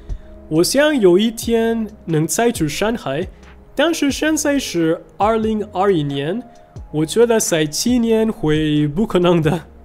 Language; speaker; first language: Chinese; non-native, learner; Spanish